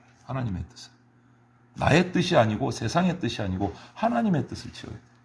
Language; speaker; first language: Korean; native; Korean